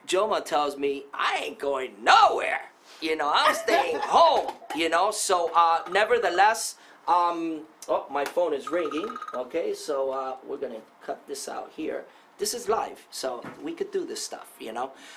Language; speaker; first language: English; non-native, fluent; Spanish